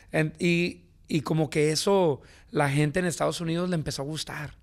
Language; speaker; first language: Spanish; early bilingual, heritage; Spanish